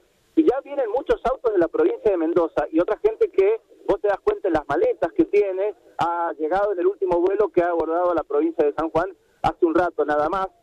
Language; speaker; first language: Spanish; native; Spanish